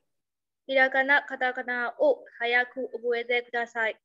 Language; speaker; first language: Japanese; non-native, learner; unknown